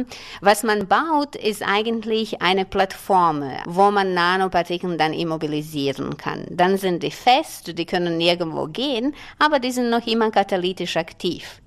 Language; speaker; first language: German; non-native, fluent; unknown